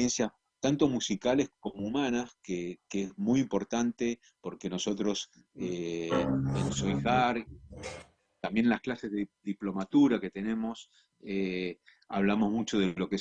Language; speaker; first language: Spanish; native; Spanish